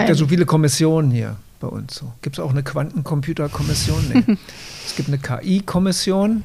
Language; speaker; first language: German; native; German